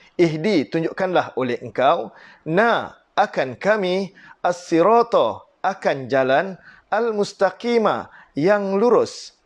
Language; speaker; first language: Malay; native; Malay